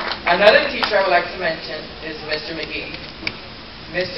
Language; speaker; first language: English; early bilingual, other home language; Spanish